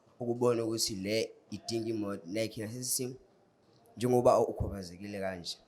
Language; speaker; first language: Zulu; non-native, local second language; Xhosa